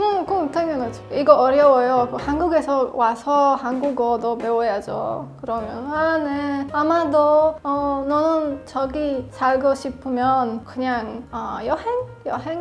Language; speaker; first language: Korean; non-native, learner; Polish